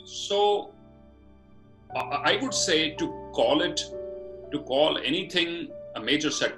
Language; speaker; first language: English; non-native, local second language; Punjabi